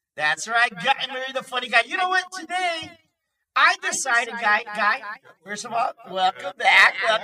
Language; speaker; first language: English; early bilingual, other home language; Spanish